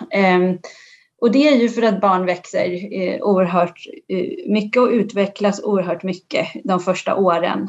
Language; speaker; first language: Swedish; early bilingual, other home language; Persian